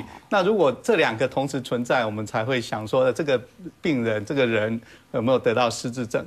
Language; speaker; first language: Chinese; native; Chinese